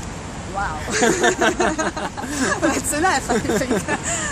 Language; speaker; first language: English; non-native, learner; Russian